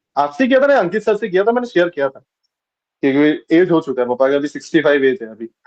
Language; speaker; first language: Hindi; non-native, local second language; Bangla